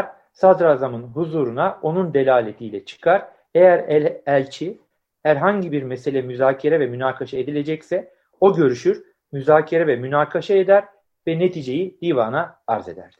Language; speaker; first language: Turkish; native; Turkish